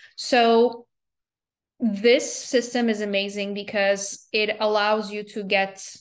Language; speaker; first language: English; native; English